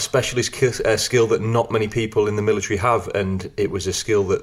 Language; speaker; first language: English; native; English